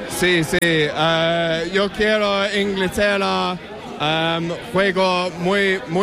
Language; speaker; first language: Spanish; non-native, learner; English